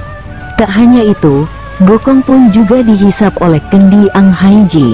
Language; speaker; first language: Indonesian; native; Indonesian